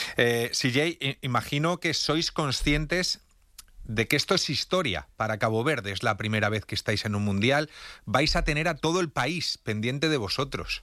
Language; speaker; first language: Spanish; native; Spanish